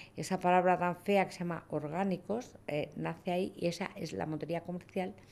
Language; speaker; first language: Spanish; native; Spanish